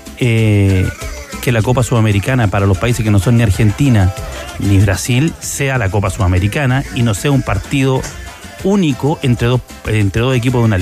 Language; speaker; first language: Spanish; native; Spanish